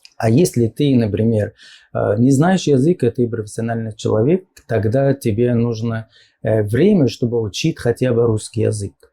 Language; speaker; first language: Russian; non-native, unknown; Arabic